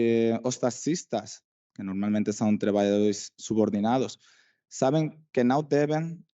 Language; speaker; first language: Portuguese; non-native, fluent; Spanish